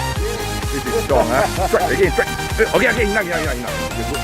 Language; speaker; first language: English; non-native, learner; Thai